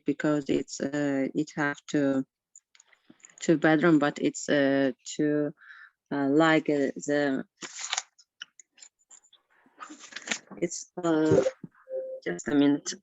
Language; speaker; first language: English; non-native, learner; Azerbaijani